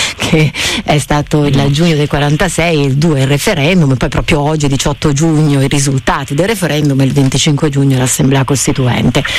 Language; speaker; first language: Italian; native; Italian